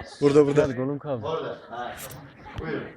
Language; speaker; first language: Turkish; native; Turkish